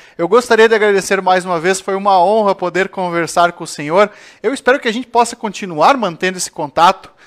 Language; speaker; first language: Portuguese; native; Portuguese